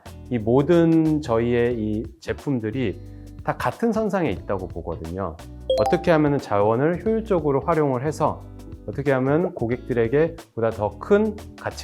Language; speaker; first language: Korean; native; Korean